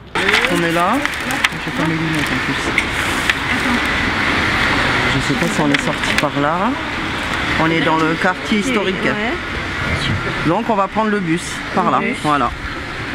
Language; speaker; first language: French; native; French